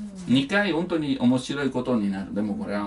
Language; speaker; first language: Japanese; non-native, learner; Italian